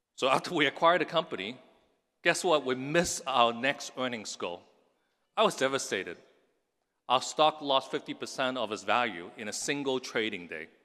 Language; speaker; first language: English; non-native, local second language; Cantonese